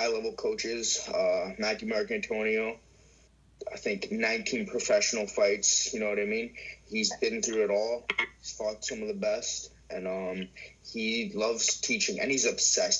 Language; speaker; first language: English; native; English